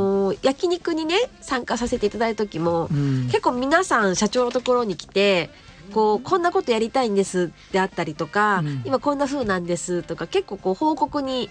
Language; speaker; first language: Japanese; native; Japanese